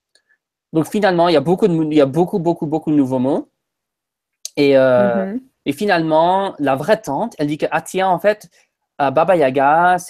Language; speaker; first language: French; non-native, fluent; English